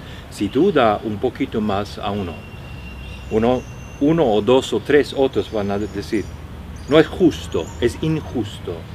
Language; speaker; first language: Spanish; non-native, fluent; Norwegian